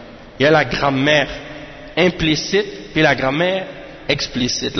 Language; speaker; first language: French; native; French